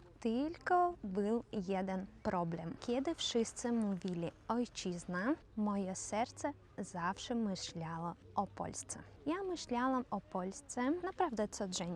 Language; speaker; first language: Polish; non-native, fluent; Russian